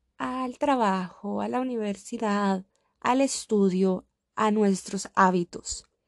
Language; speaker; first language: Spanish; native; Spanish